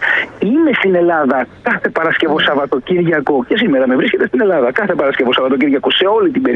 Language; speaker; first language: Greek; native; Greek